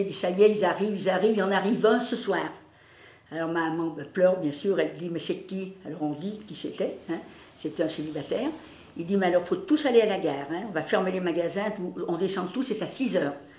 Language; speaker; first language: French; native; French